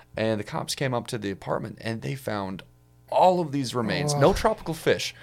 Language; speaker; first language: English; native; English